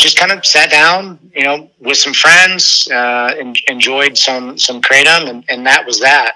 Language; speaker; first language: English; native; English